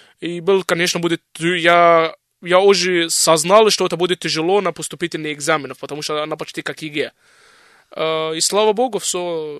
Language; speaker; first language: Russian; non-native, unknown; Arabic